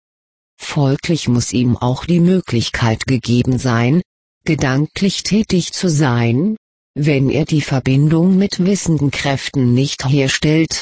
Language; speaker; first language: German; native; German